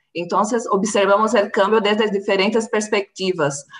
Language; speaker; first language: Spanish; non-native, fluent; Portuguese